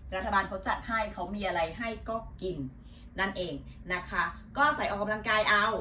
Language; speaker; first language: Thai; native; Thai